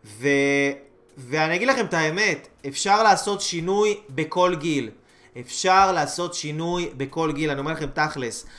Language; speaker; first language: Hebrew; native; Hebrew